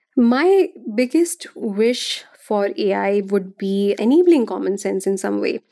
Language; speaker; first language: English; non-native, local second language; Hindi